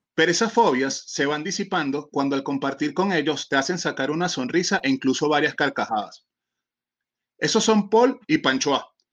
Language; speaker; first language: Spanish; native; Spanish